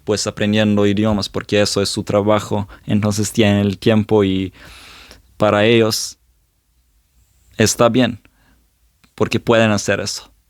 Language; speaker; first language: Spanish; non-native, fluent; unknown